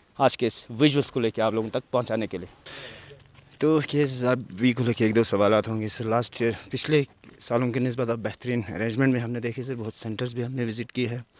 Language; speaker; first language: Hindi; non-native, local second language; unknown